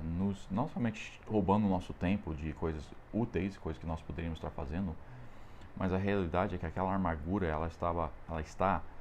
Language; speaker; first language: Portuguese; non-native, fluent; English